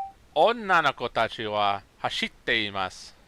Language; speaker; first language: Japanese; non-native, learner; English